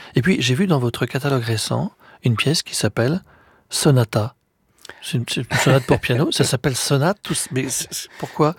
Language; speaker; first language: French; native; French